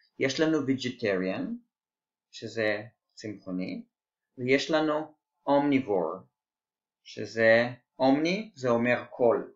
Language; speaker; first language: Hebrew; native; Hebrew